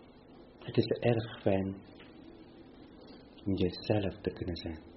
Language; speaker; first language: Dutch; non-native, fluent; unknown